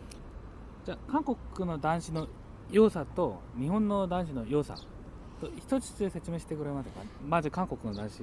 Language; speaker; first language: Japanese; non-native, fluent; Korean